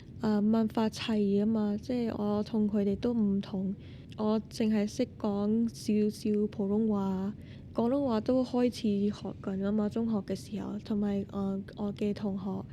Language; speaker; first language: Cantonese; non-native, fluent; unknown